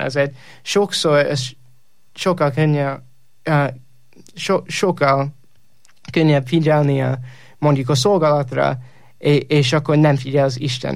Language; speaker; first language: Hungarian; non-native, learner; English